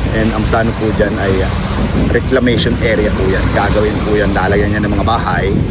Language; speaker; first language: Filipino; non-native, local second language; Bikol